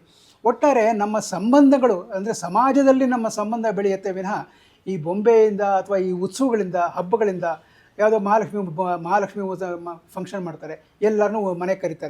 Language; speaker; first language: Kannada; native; Kannada